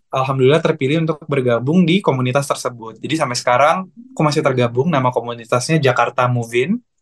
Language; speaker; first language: Indonesian; native; Indonesian